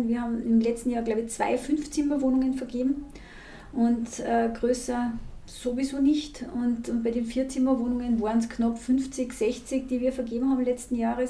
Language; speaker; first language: German; native; German